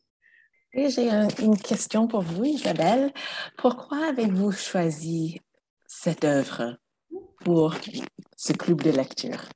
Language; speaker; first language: French; non-native, fluent; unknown